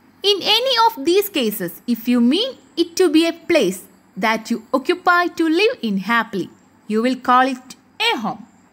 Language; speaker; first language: English; non-native, local second language; Malayalam